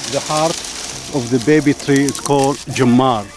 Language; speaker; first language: English; non-native, fluent; Arabic